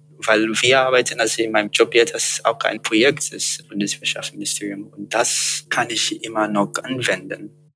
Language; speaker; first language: German; non-native, fluent; Yoruba